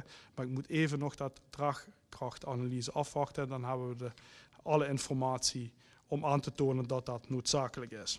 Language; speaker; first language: Dutch; native; Dutch